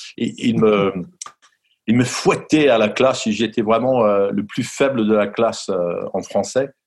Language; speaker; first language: French; non-native, fluent; English